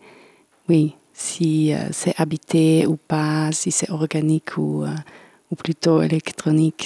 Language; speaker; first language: French; non-native, fluent; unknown